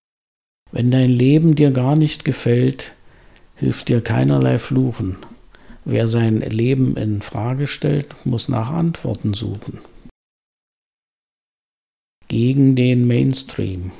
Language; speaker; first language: German; native; German